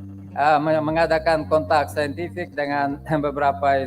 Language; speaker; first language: Indonesian; non-native, fluent; Russian